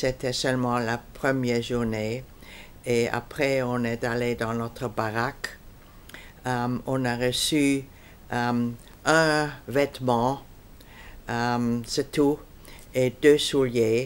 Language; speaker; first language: French; non-native, fluent; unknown